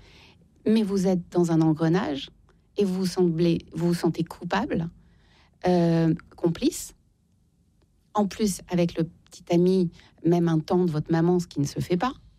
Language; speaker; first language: French; native; French